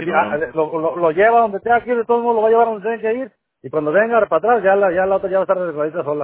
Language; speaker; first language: Spanish; native; Spanish